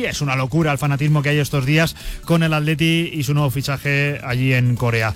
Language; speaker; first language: Spanish; native; Spanish